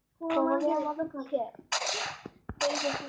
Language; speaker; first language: Turkish; early bilingual, heritage; Turkish